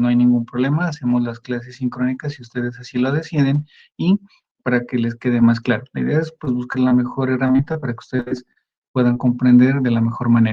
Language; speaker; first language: Spanish; native; Spanish